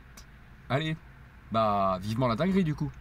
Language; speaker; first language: French; native; French